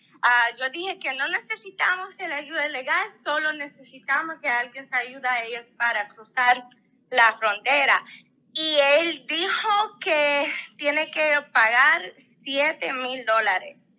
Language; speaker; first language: Spanish; non-native, fluent; Russian